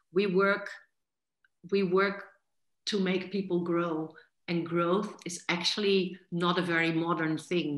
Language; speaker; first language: English; non-native, fluent; Dutch